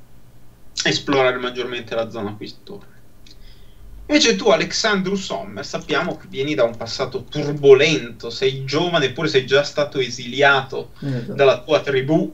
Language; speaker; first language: Italian; native; Italian